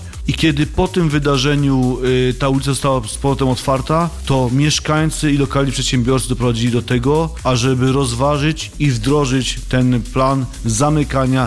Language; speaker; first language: Polish; native; Polish